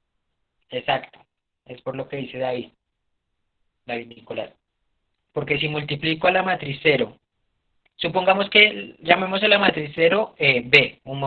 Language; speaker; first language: Spanish; native; Spanish